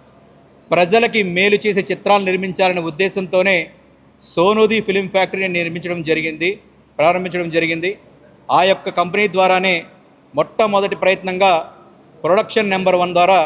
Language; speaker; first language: Telugu; native; Telugu